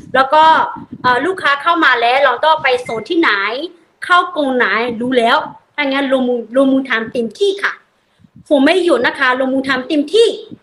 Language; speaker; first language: Thai; non-native, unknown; Burmese